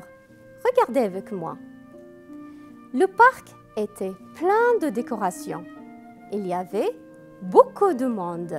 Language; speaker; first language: French; non-native, fluent; Arabic